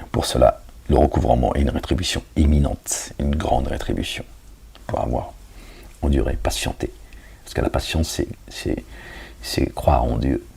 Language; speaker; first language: French; native; French